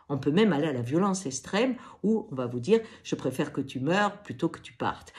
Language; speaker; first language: French; native; French